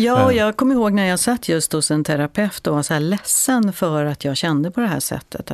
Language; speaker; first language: Swedish; native; Swedish